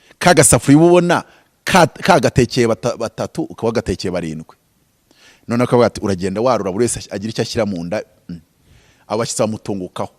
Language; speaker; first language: Kinyarwanda; native; Kinyarwanda